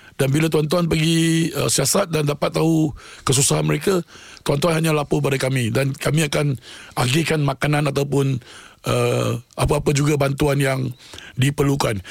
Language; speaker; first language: Malay; non-native, local second language; Tamil